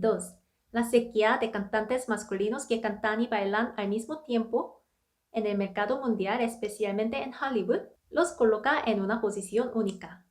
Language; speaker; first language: Spanish; non-native, fluent; Korean